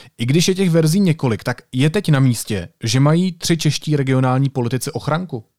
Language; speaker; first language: Czech; native; Czech